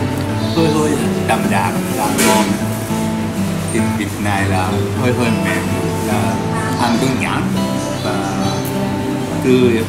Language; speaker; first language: Vietnamese; non-native, learner; Japanese